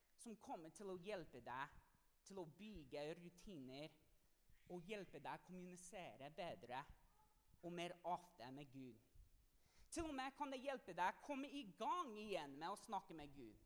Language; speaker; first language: Norwegian; non-native, fluent; English